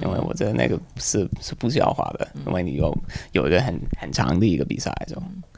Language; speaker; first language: Chinese; non-native, fluent; English